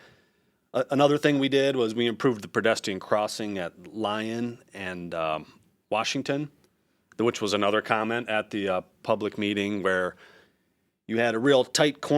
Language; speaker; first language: English; native; English